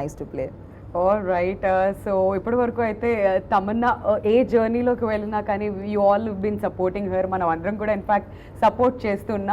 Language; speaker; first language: Telugu; native; Telugu